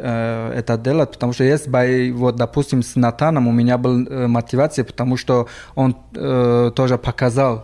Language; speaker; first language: Russian; non-native, fluent; Tajik